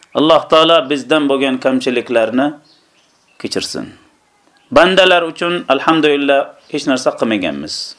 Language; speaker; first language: Uzbek; native; Uzbek